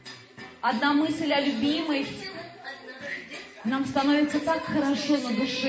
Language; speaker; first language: Russian; native; Russian